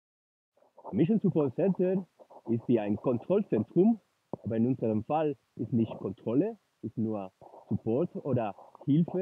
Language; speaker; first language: German; non-native, fluent; Spanish